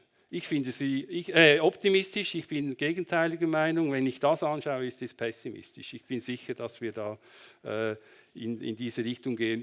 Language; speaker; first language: German; native; German